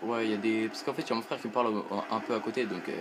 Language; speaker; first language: French; native; French